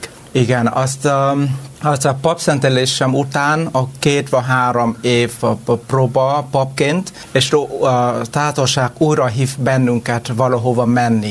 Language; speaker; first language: Hungarian; non-native, learner; Vietnamese